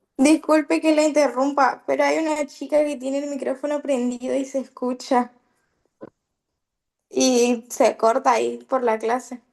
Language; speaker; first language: Spanish; native; Spanish